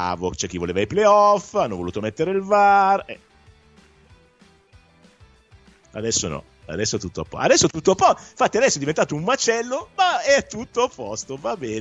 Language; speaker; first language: Italian; native; Italian